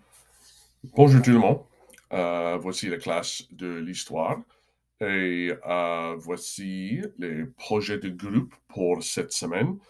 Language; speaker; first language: French; non-native, local second language; English